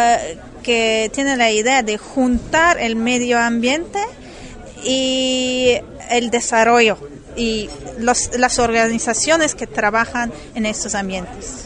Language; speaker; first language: Spanish; non-native, fluent; German